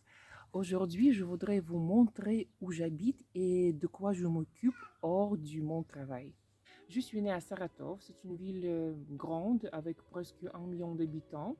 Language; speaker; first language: French; non-native, fluent; Russian